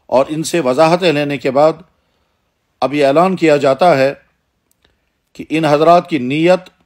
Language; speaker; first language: Urdu; non-native, local second language; Kashmiri